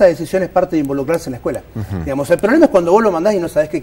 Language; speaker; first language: Spanish; native; Spanish